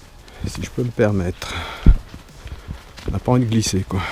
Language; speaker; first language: French; native; French